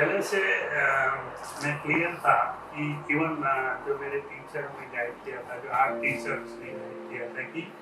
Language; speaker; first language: Hindi; non-native, local second language; Gujarati